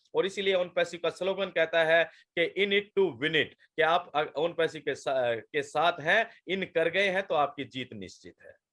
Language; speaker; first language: Hindi; native; Hindi